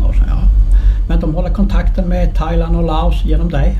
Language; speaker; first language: Swedish; native; Swedish